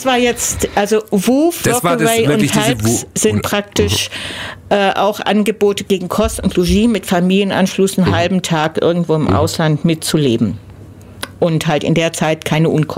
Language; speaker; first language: German; native; German